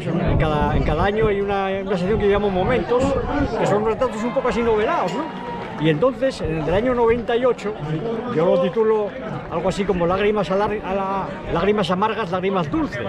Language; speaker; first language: Spanish; native; Spanish